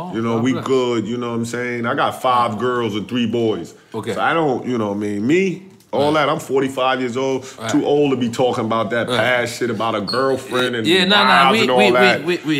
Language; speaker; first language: English; native; English